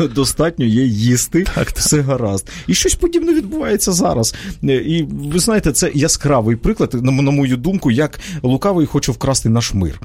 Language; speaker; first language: Ukrainian; native; Ukrainian